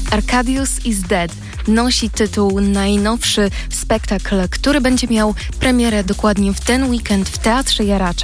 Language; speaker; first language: Polish; native; Polish